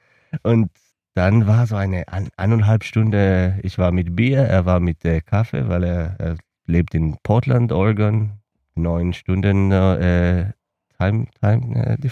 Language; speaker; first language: German; non-native, learner; Hebrew